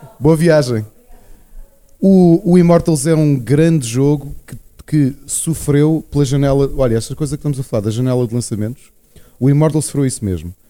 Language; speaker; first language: Portuguese; native; Portuguese